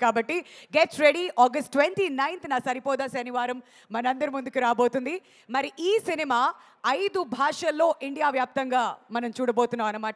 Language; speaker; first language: Telugu; native; Telugu